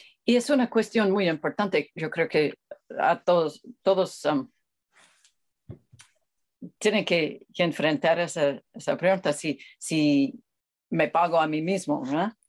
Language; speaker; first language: Spanish; non-native, fluent; English